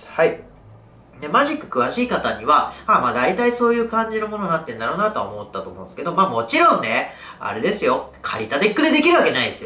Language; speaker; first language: Japanese; native; Japanese